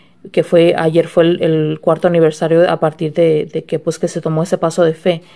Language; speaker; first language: Spanish; early bilingual, heritage; Spanish